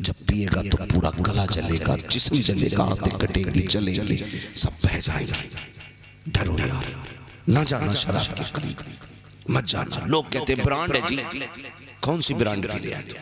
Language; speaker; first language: Hindi; native; Hindi